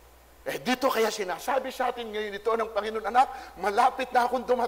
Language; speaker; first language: Filipino; native; Filipino